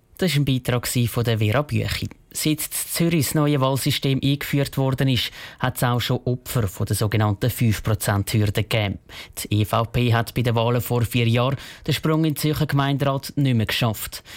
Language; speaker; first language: German; native; German